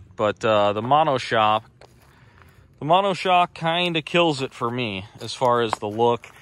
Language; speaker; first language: English; native; English